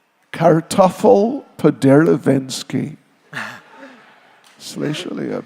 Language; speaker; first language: Russian; non-native, learner; English